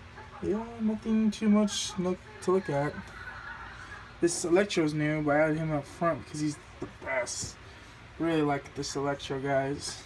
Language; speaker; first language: English; native; English